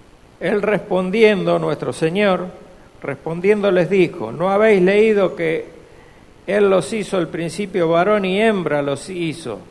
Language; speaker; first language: Spanish; native; Spanish